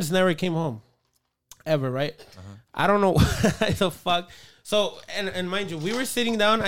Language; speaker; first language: English; early bilingual, other home language; Spanish